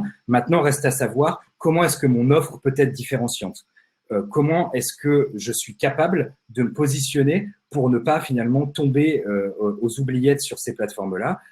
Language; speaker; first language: French; native; French